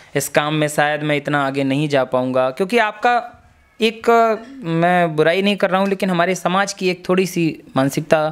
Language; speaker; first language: Hindi; native; Hindi